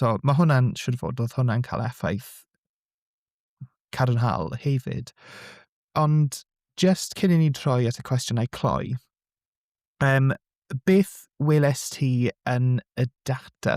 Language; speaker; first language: Welsh; native; Welsh